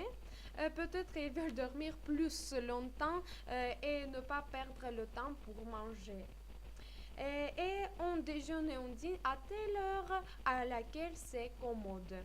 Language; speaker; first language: French; non-native, fluent; Armenian